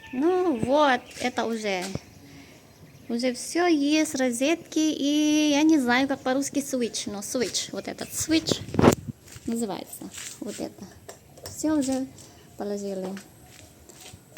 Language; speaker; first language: Russian; non-native, learner; Filipino